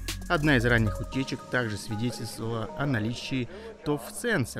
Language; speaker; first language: Russian; native; Russian